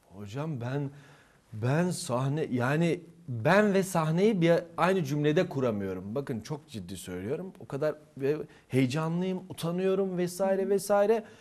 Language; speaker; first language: Turkish; non-native, local second language; Kurdish